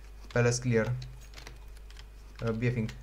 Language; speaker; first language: English; non-native, learner; Romanian